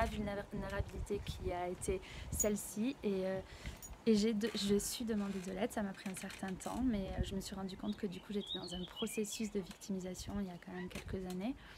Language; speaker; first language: French; native; French